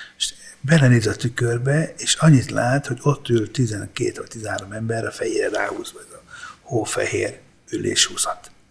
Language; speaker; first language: Hungarian; early bilingual, other home language; Italian